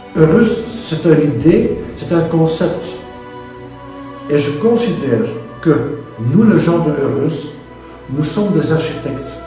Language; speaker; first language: French; non-native, local second language; Dutch